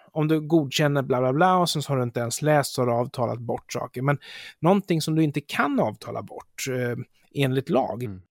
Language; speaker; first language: Swedish; native; Swedish